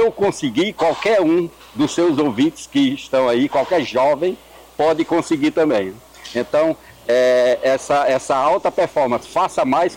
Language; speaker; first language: Portuguese; native; Portuguese